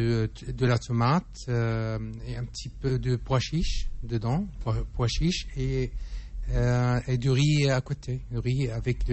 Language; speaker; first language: French; non-native, learner; Arabic